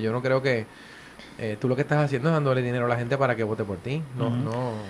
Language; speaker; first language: Spanish; native; Spanish